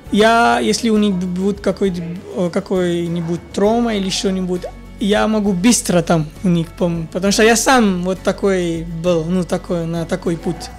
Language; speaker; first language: Russian; non-native, fluent; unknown